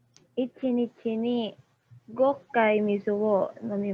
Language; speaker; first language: Japanese; non-native, learner; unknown